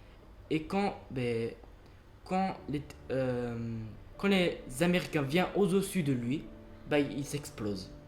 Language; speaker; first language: French; early bilingual, other home language; Japanese